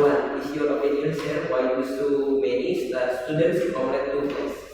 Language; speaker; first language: English; non-native, learner; Indonesian